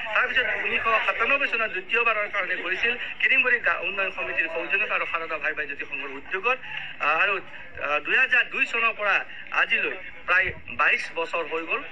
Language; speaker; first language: Assamese; non-native, local second language; Nepali